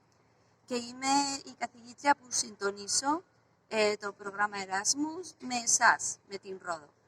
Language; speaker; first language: Greek; non-native, fluent; Spanish